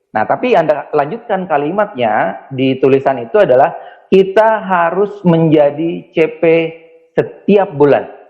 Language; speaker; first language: Indonesian; native; Indonesian